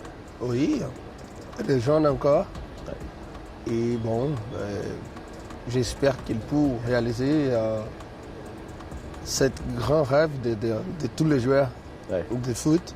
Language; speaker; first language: French; non-native, learner; Portuguese